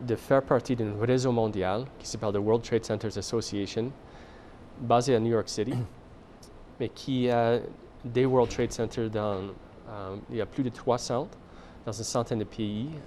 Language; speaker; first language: French; non-native, fluent; English